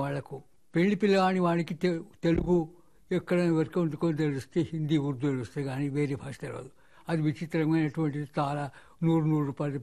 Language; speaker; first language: Telugu; non-native, local second language; Marathi